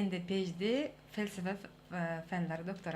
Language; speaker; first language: Turkish; non-native, learner; Uzbek